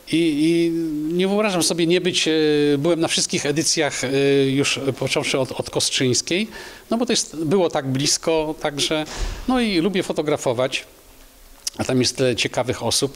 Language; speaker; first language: Polish; native; Polish